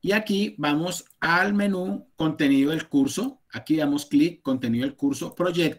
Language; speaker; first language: Spanish; native; Spanish